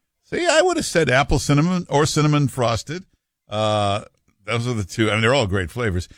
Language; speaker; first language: English; native; English